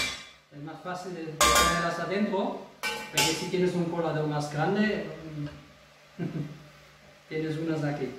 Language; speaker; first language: Spanish; non-native, fluent; German